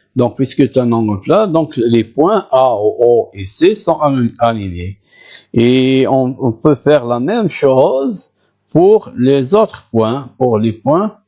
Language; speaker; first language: French; non-native, local second language; Arabic